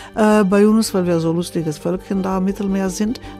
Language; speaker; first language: German; non-native, fluent; Croatian